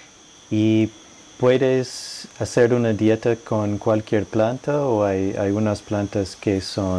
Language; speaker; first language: Spanish; non-native, fluent; English